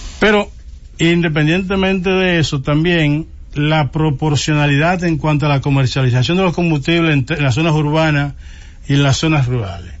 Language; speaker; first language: Spanish; native; Spanish